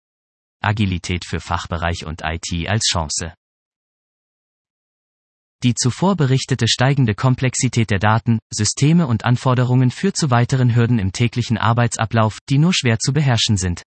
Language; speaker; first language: German; native; German